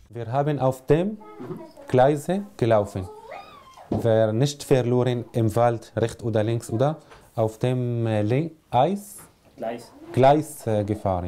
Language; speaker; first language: German; non-native, learner; Arabic